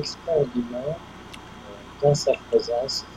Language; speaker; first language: French; non-native, fluent; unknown